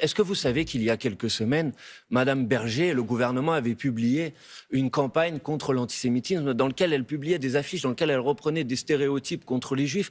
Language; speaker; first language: French; native; French